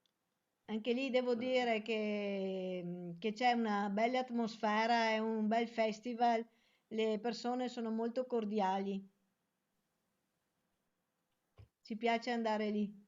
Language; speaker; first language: Italian; native; Italian